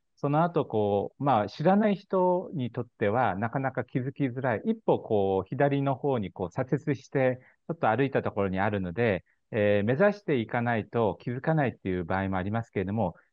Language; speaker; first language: Japanese; non-native, fluent; Korean